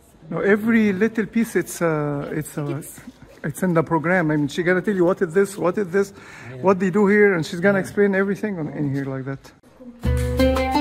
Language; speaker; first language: English; non-native, fluent; Arabic